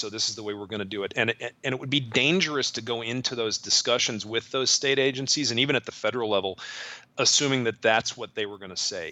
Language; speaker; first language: English; native; English